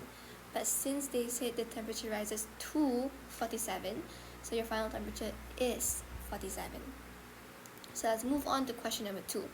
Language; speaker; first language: English; non-native, local second language; Malay